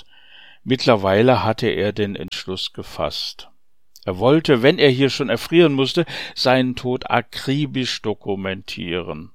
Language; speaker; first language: German; native; German